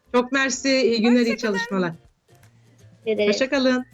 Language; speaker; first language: Turkish; native; Turkish